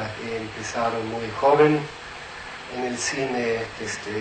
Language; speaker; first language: Spanish; non-native, fluent; German